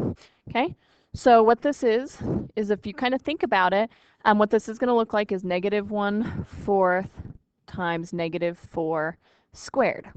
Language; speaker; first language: English; native; English